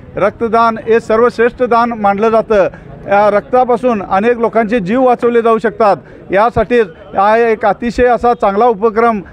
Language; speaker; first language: Marathi; native; Marathi